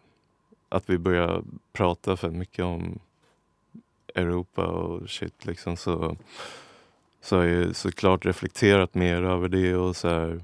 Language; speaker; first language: Swedish; native; Swedish